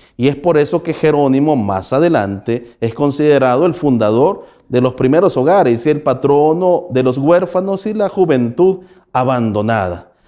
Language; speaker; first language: Spanish; native; Spanish